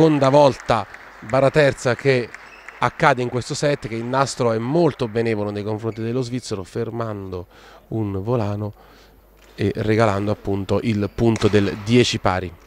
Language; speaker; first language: Italian; native; Italian